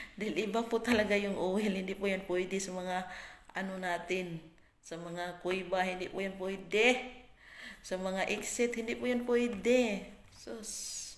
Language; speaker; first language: Filipino; non-native, local second language; Cebuano